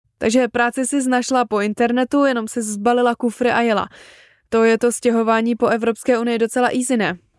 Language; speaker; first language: Czech; native; Czech